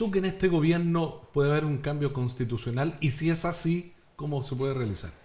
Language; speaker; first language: Spanish; native; Spanish